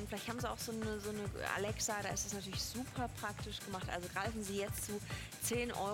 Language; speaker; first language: German; native; German